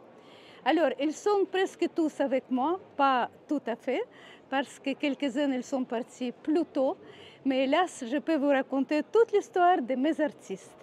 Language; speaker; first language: French; non-native, fluent; Russian